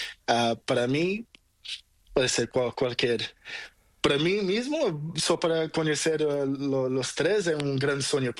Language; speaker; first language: Spanish; non-native, learner; Portuguese